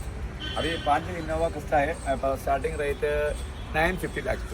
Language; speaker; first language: Hindi; non-native, local second language; Malayalam